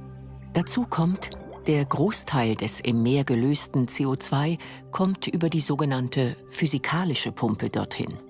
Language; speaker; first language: German; native; German